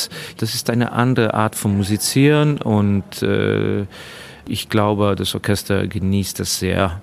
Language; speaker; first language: German; non-native, fluent; Estonian